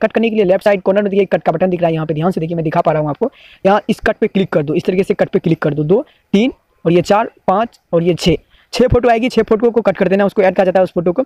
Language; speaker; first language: Hindi; native; Hindi